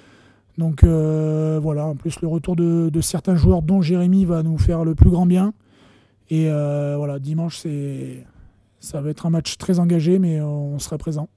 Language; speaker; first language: French; native; French